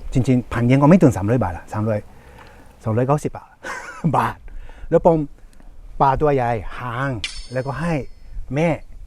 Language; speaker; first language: Thai; native; Thai